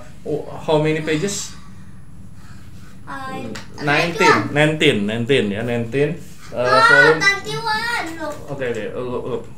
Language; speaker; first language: English; non-native, learner; Indonesian